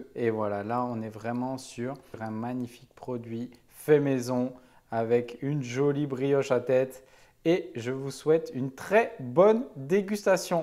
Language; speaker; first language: French; native; French